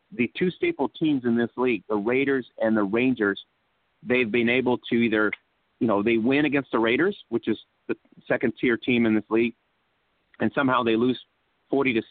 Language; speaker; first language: English; early bilingual, other home language; Spanish